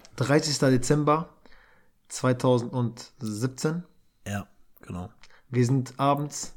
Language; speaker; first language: German; early bilingual, other home language; Albanian